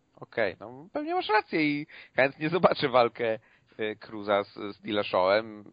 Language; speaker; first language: Polish; native; Polish